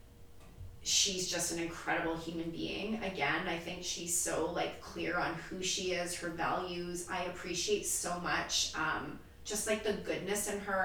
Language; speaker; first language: English; native; English